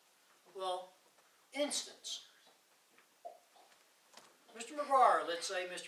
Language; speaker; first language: English; native; English